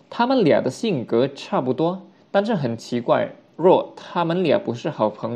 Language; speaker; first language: Chinese; non-native, fluent; Indonesian